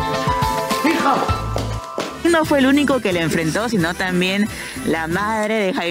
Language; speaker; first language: Spanish; native; Spanish